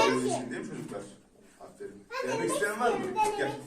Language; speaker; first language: Turkish; native; Turkish